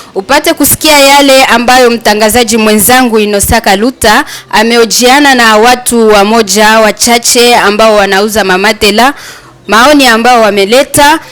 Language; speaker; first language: Swahili; native; Swahili